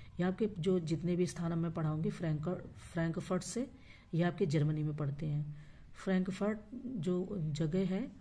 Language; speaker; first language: Hindi; native; Hindi